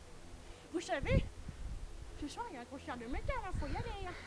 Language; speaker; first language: French; native; French